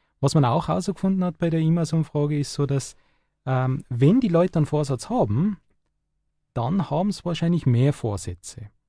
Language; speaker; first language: German; native; German